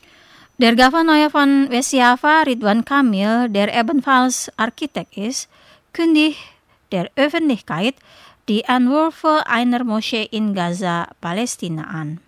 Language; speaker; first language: German; non-native, fluent; Indonesian